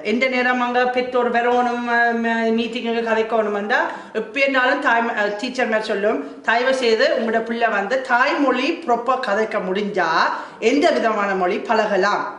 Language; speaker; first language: Tamil; non-native, fluent; German